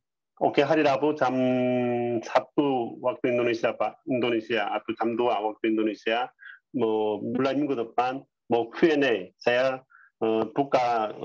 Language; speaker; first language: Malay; non-native, learner; Korean